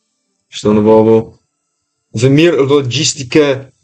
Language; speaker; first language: Russian; non-native, learner; English